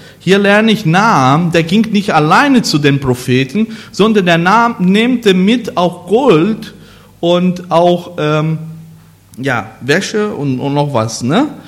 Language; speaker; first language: German; non-native, learner; Portuguese